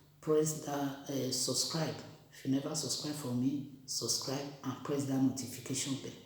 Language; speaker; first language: Nigerian Pidgin; non-native, local second language; Bini